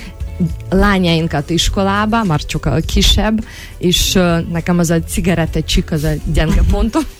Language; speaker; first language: Hungarian; non-native, fluent; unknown